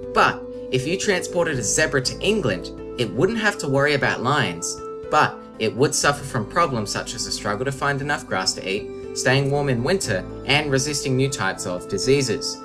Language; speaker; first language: English; native; English